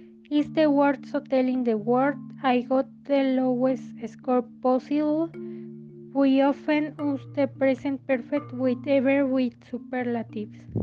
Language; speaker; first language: English; non-native, learner; Spanish